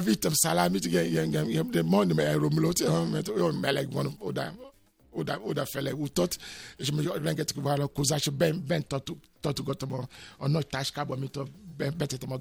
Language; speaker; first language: Hungarian; non-native, fluent; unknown